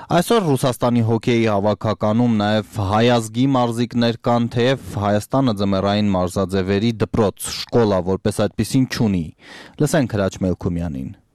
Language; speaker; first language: Armenian; native; Armenian